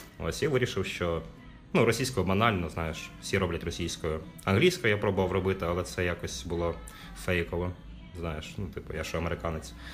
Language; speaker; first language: Ukrainian; non-native, local second language; Russian